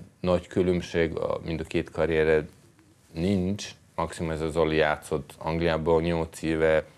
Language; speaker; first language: Hungarian; non-native, fluent; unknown